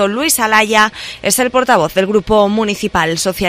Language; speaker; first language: Spanish; native; Spanish